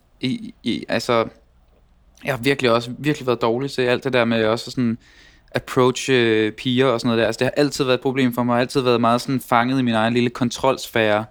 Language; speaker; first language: Danish; native; Danish